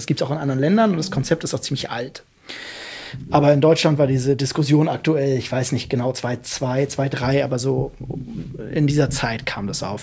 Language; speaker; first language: German; native; German